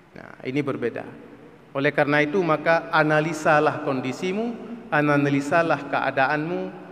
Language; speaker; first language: Malay; non-native, local second language; Achinese